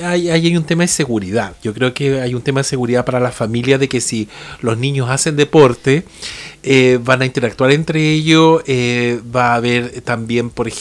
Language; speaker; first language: Spanish; native; Spanish